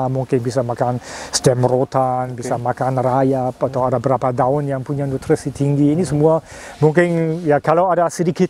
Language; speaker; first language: Indonesian; non-native, fluent; German